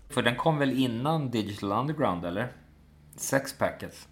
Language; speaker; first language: Swedish; native; Swedish